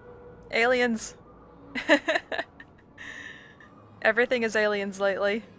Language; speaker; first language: English; native; English